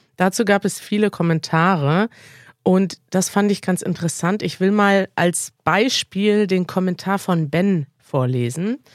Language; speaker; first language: German; native; German